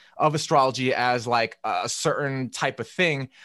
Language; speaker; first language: English; native; English